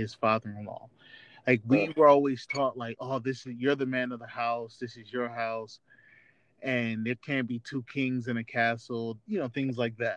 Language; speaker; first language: English; native; English